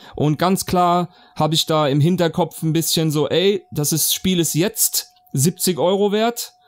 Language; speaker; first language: German; native; German